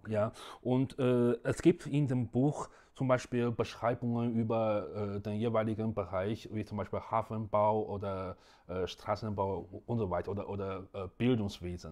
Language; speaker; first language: German; non-native, fluent; Chinese